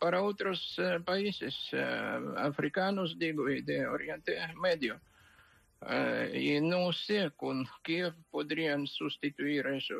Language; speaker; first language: Spanish; non-native, fluent; Ukrainian